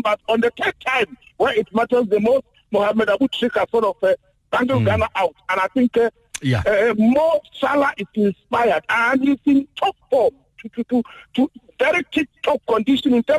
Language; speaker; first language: English; non-native, local second language; Akan